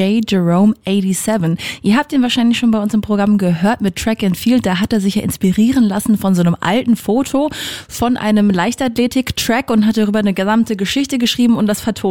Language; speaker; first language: German; native; German